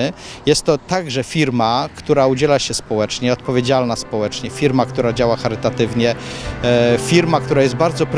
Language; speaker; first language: Polish; native; Polish